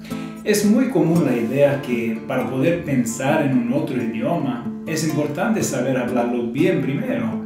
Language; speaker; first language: Spanish; non-native, fluent; Italian